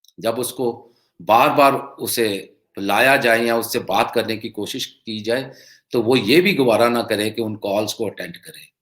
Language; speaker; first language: Urdu; non-native, local second language; Punjabi